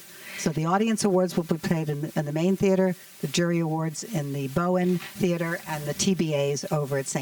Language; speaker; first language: English; native; English